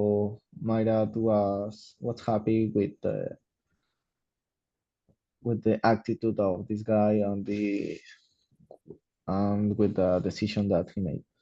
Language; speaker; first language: English; non-native, learner; Spanish